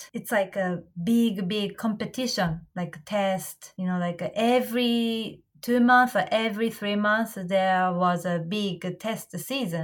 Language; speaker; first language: English; non-native, fluent; Japanese